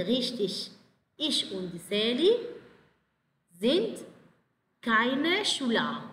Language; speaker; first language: German; non-native, fluent; Arabic